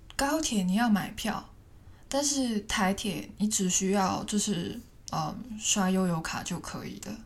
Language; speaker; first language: Chinese; non-native, fluent; Cantonese